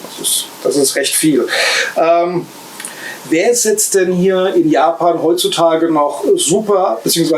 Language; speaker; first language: German; native; German